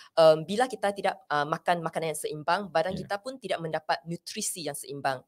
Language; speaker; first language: Malay; non-native, local second language; Chinese